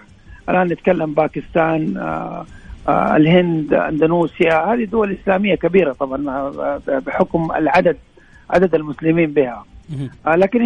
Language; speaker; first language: Arabic; native; Arabic